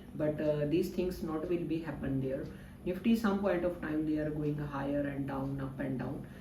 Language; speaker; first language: English; non-native, local second language; Punjabi